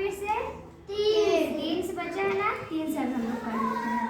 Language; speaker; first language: Hindi; native; Hindi